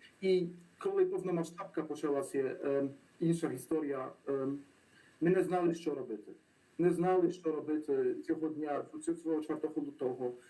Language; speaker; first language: Ukrainian; non-native, learner; Polish